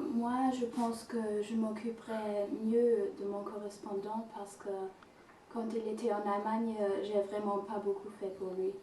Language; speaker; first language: French; non-native, fluent; German